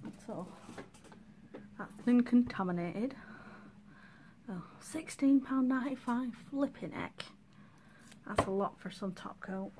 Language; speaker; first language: English; native; English